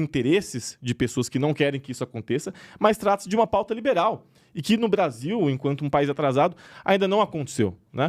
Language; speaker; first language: Portuguese; native; Portuguese